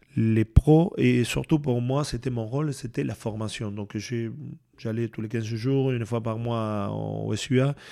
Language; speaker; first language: French; non-native, fluent; Spanish